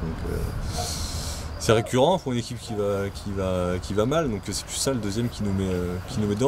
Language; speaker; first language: French; native; French